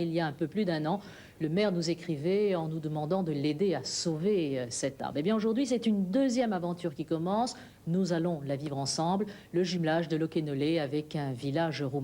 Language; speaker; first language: French; native; French